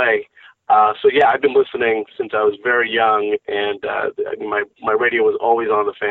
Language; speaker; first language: English; native; English